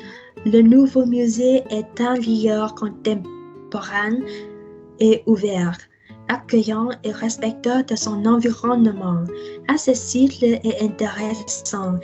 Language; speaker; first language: French; non-native, learner; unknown